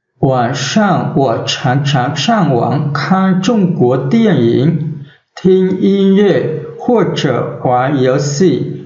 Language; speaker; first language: Chinese; non-native, fluent; Vietnamese